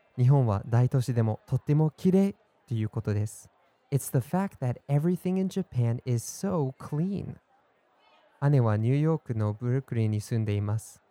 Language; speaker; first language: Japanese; non-native, fluent; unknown